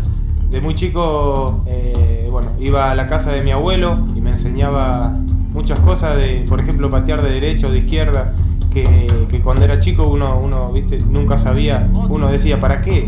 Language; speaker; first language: Spanish; native; Spanish